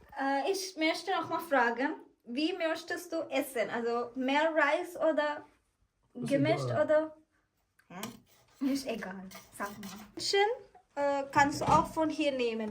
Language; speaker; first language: German; non-native, learner; Malayalam